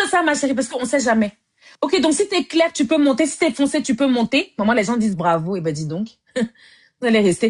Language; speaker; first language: French; native; French